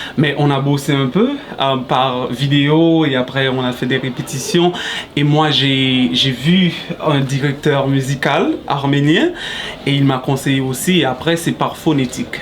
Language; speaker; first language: French; non-native, local second language; Haitian Creole